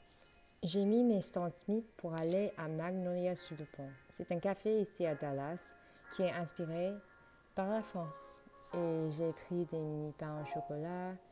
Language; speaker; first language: French; non-native, fluent; English